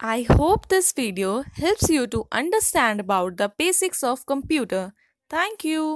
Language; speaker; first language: English; non-native, local second language; Hindi